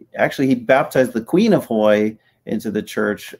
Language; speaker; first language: English; native; English